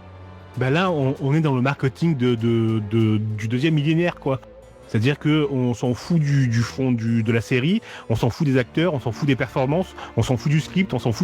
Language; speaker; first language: French; native; French